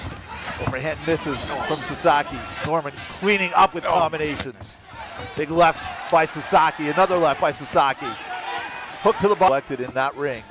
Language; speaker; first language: English; native; English